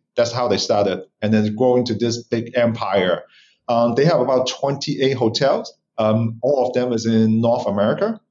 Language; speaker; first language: English; non-native, local second language; Cantonese